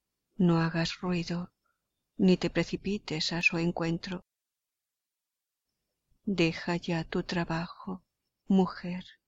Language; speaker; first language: Spanish; native; Spanish